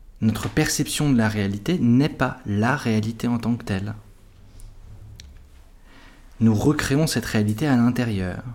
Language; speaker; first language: French; native; French